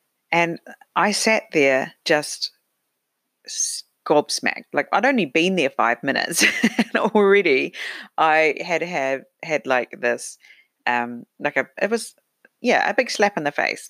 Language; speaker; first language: English; native; English